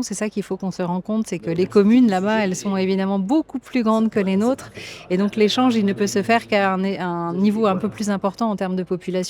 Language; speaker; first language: French; native; French